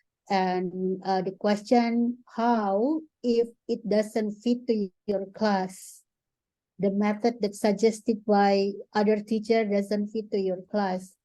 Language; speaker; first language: English; non-native, fluent; Indonesian